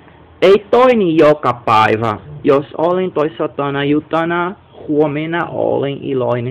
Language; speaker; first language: Finnish; non-native, learner; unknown